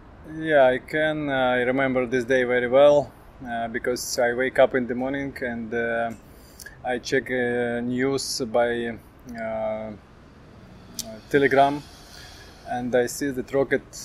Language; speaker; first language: English; non-native, learner; Ukrainian